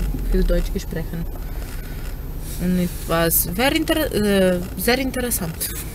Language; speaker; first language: German; non-native, learner; Slovenian